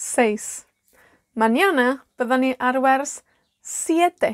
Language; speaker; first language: Welsh; native; Welsh